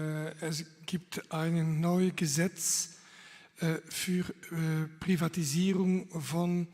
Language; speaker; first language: German; non-native, learner; Dutch